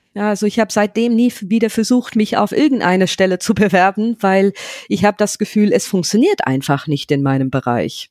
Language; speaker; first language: German; non-native, fluent; English